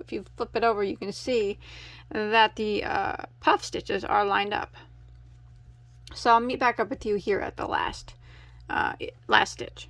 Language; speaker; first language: English; native; English